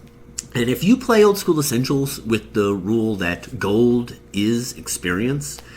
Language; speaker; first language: English; native; English